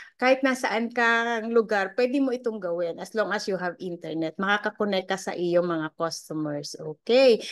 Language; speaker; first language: Filipino; native; Filipino